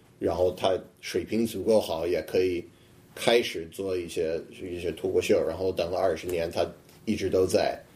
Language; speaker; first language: Chinese; non-native, fluent; English